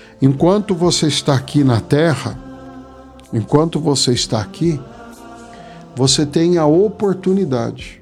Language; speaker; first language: Portuguese; native; Portuguese